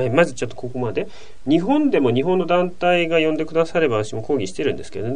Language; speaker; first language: Japanese; native; Japanese